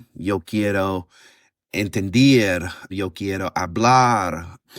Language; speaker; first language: Spanish; non-native, learner; English